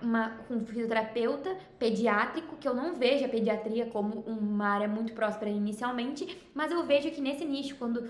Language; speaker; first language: Portuguese; native; Portuguese